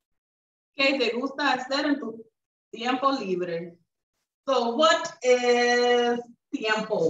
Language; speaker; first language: Spanish; non-native, learner; English